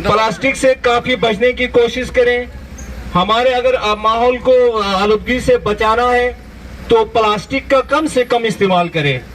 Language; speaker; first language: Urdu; non-native, local second language; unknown